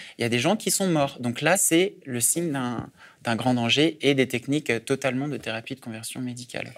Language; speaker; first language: French; native; French